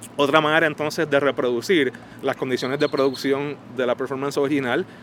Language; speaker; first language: Spanish; early bilingual, heritage; Spanish